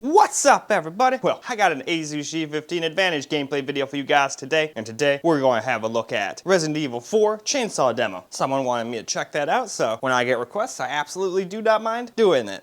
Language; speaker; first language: English; native; English